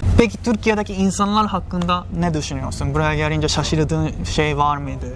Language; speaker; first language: Turkish; non-native, learner; Japanese